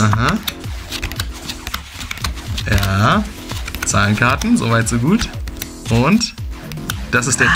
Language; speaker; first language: German; native; German